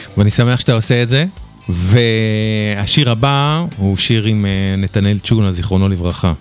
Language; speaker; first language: Hebrew; native; Hebrew